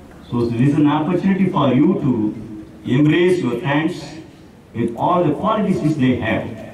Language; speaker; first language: English; non-native, local second language; Tamil